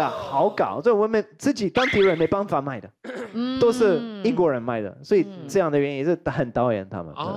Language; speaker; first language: Chinese; non-native, fluent; French